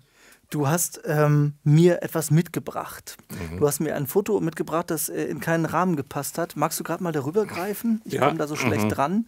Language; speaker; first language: German; native; German